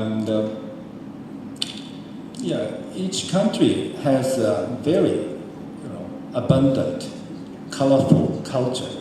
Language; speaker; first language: English; non-native, fluent; Japanese